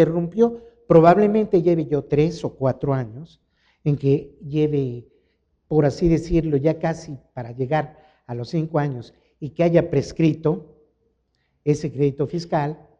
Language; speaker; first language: Spanish; native; Spanish